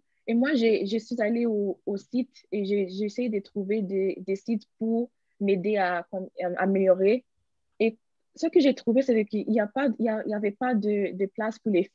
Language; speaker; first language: French; non-native, learner; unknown